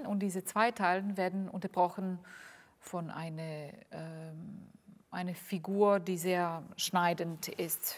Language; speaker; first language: German; non-native, fluent; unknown